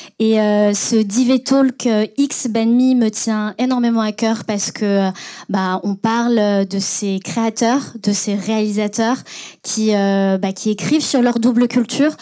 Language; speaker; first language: French; native; French